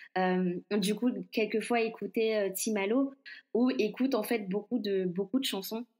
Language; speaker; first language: French; non-native, local second language; Guadeloupean Creole French